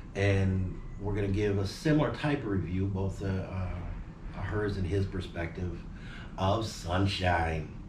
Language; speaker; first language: English; native; English